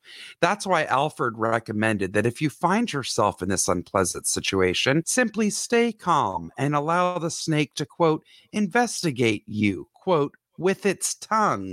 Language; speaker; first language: English; native; English